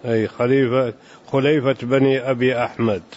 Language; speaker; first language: Arabic; native; Arabic